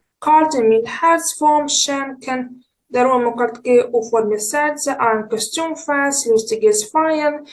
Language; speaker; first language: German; non-native, fluent; Ukrainian